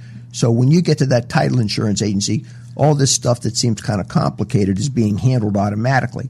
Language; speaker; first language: English; native; English